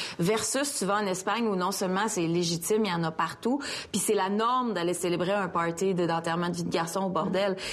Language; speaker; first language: French; native; French